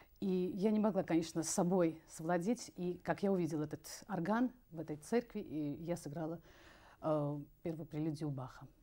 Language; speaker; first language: Russian; native; Russian